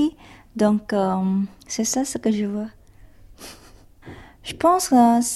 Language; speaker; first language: French; non-native, learner; Indonesian